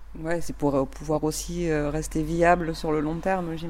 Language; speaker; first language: French; native; French